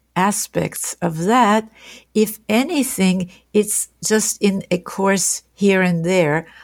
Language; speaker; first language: English; non-native, fluent; German